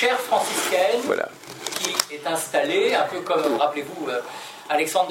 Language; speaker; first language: French; native; French